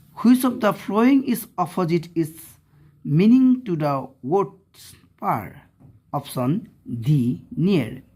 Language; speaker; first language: English; non-native, local second language; Assamese